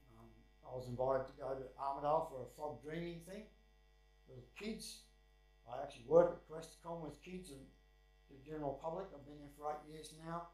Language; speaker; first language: English; native; English